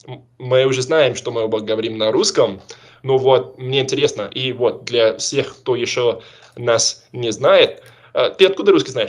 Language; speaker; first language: Russian; non-native, fluent; English